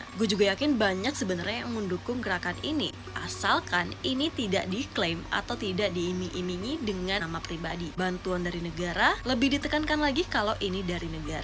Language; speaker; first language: Indonesian; native; Indonesian